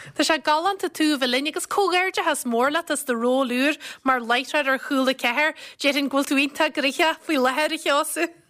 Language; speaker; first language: Irish; native; Irish